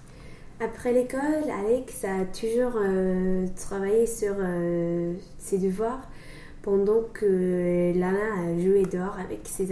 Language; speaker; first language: French; non-native, learner; English